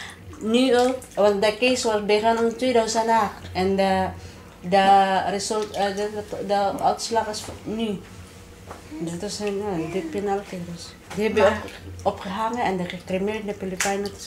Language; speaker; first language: Dutch; non-native, learner; Cebuano